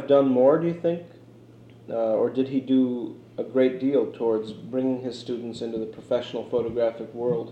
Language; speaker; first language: English; native; English